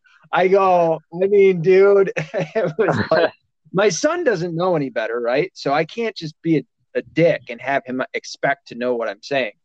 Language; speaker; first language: English; native; English